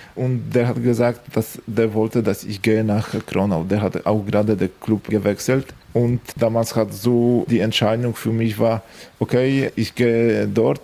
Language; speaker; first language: German; non-native, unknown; Polish